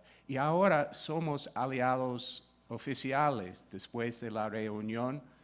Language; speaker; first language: Spanish; non-native, fluent; English